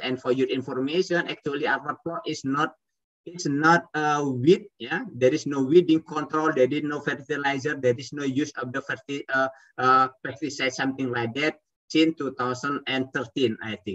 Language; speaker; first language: English; non-native, fluent; Indonesian